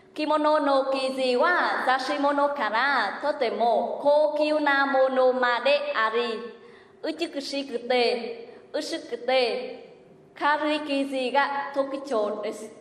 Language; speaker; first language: Japanese; non-native, fluent; Vietnamese